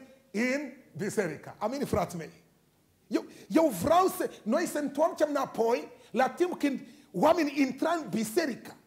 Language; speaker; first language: Romanian; non-native, learner; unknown